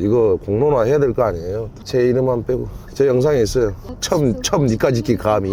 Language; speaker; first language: Korean; native; Korean